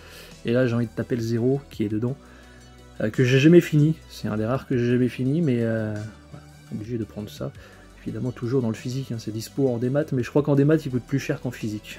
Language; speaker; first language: French; native; French